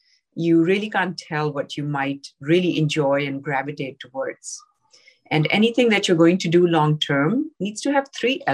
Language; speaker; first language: English; non-native, local second language; Urdu